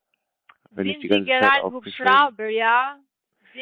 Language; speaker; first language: German; non-native, learner; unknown